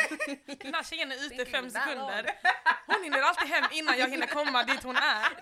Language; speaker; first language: Swedish; native; Swedish